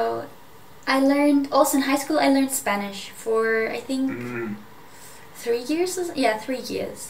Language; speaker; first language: English; non-native, fluent; German